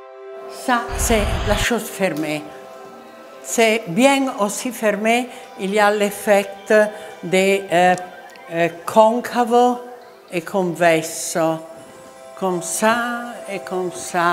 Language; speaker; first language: French; non-native, learner; Italian